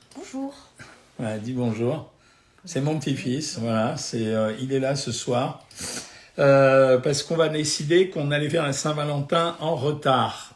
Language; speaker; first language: French; native; French